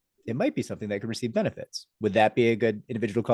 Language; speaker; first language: English; native; English